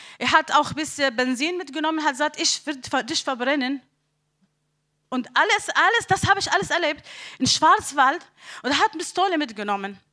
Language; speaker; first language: German; non-native, learner; Arabic